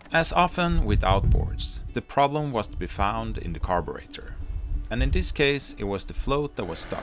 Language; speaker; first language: English; non-native, fluent; Swedish